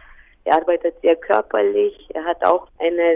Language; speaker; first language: German; non-native, local second language; Romanian